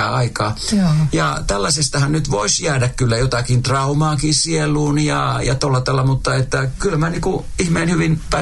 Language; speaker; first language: Finnish; native; Finnish